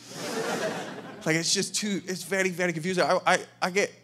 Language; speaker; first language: English; native; English